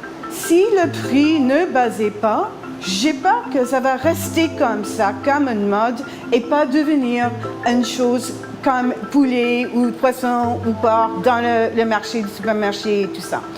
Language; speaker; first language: French; non-native, fluent; English